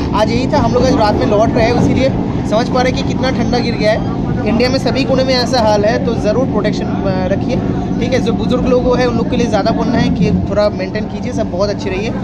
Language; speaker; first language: Hindi; native; Hindi